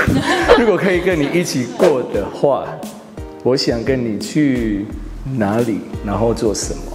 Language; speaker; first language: Chinese; non-native, fluent; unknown